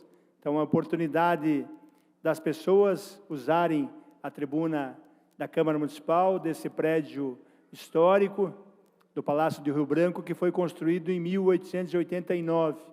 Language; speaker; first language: Portuguese; native; Portuguese